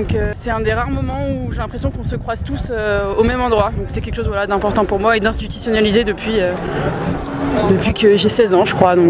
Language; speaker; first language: French; native; French